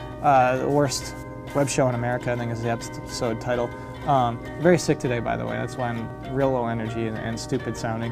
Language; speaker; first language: English; native; English